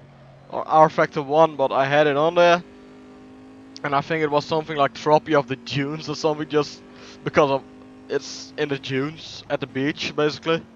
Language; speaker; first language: English; non-native, fluent; Dutch